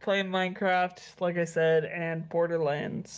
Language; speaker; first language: English; native; English